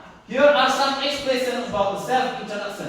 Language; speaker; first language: English; non-native, learner; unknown